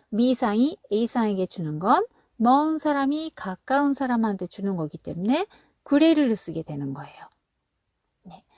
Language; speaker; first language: Korean; non-native, fluent; Japanese